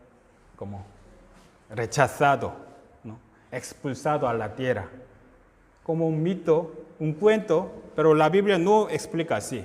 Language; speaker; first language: Spanish; non-native, fluent; Korean